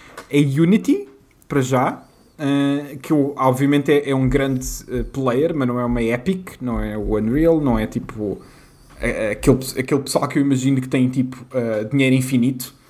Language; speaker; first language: Portuguese; native; Portuguese